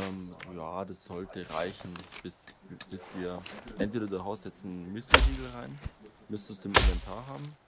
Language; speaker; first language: German; native; German